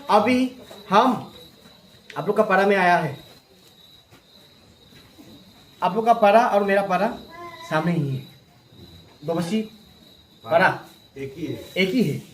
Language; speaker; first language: Hindi; non-native, local second language; Garo